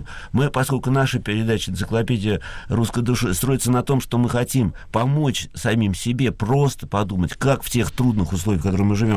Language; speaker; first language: Russian; native; Russian